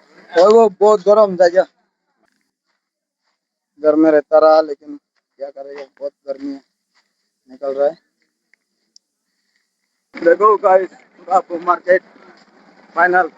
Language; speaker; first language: Hindi; non-native, local second language; Bangla